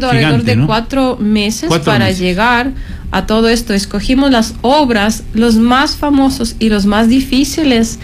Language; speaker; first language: Spanish; non-native, fluent; Ukrainian